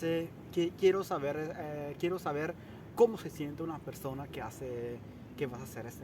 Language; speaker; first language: Spanish; non-native, fluent; Italian